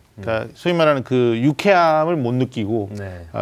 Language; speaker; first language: Korean; native; Korean